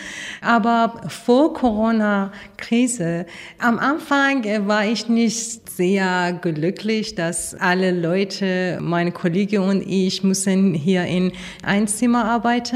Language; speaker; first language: German; non-native, learner; Persian